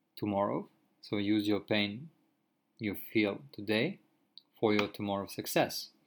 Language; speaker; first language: English; non-native, fluent; Croatian